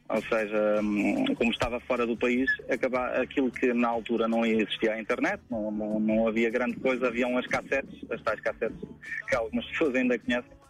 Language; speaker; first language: Portuguese; early bilingual, heritage; Portuguese